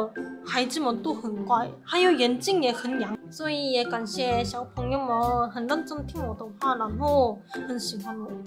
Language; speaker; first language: Chinese; non-native, fluent; Korean